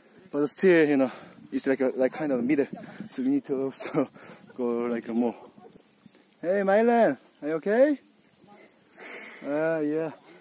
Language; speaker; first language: English; non-native, fluent; Korean